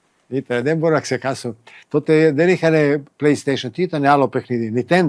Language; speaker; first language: Greek; non-native, fluent; Serbian